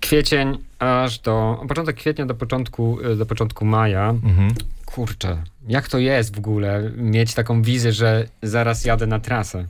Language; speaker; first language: Polish; native; Polish